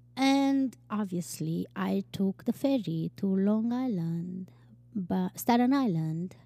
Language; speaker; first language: English; non-native, fluent; Romanian